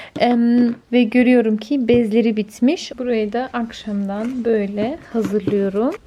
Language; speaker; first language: Turkish; early bilingual, heritage; Turkish